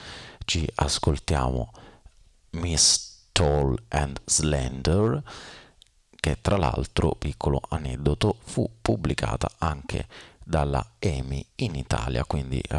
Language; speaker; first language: Italian; native; Italian